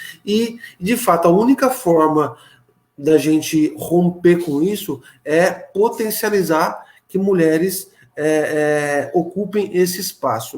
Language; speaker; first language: Portuguese; native; Portuguese